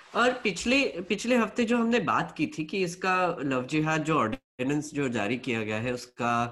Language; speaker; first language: Hindi; non-native, local second language; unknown